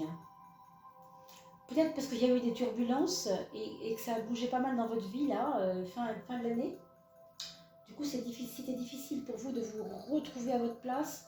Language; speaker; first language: French; native; French